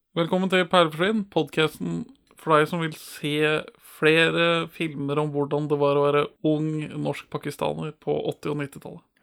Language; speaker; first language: Norwegian; native; Norwegian